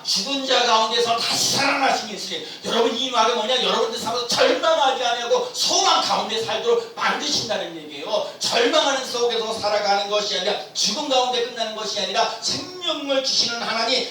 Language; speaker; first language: Korean; native; Korean